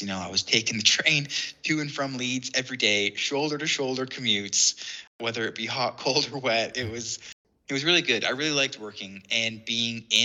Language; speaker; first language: English; native; English